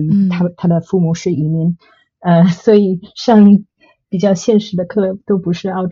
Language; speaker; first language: Chinese; non-native, fluent; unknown